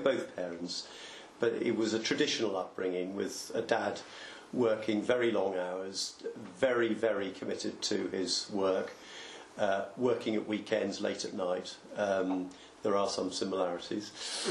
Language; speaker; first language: English; native; English